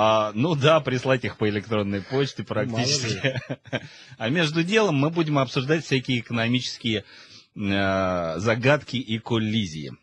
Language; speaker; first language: Russian; native; Russian